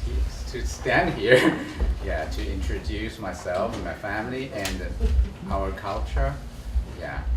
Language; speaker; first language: English; non-native, learner; Chinese